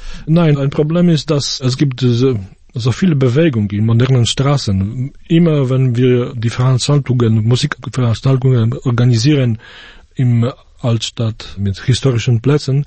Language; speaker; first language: German; non-native, fluent; Polish